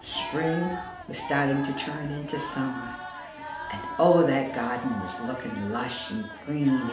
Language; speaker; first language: English; native; English